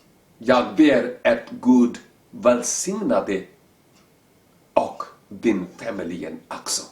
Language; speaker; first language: Swedish; non-native, learner; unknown